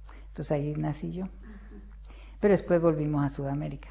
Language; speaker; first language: Spanish; early bilingual, other home language; Russian